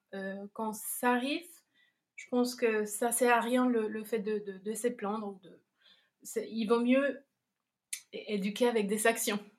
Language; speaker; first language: French; non-native, fluent; Spanish